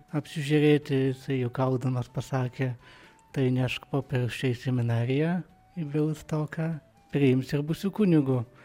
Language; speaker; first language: Lithuanian; non-native, local second language; Polish